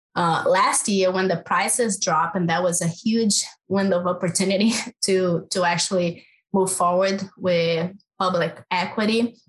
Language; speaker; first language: English; non-native, fluent; Portuguese